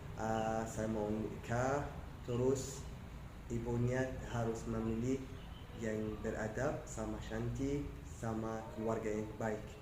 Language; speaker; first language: Indonesian; non-native, learner; Arabic